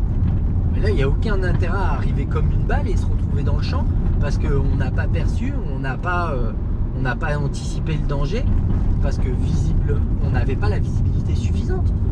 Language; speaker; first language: French; native; French